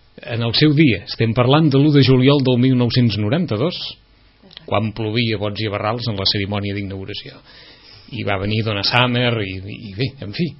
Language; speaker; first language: Catalan; native; Catalan